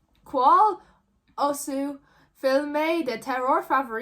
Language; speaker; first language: Portuguese; non-native, learner; English